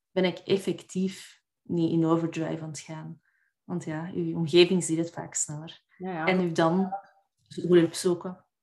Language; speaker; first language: Dutch; native; Dutch